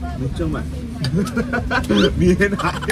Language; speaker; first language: Japanese; non-native, fluent; Indonesian